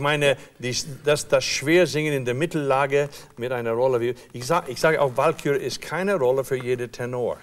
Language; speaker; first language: German; non-native, fluent; English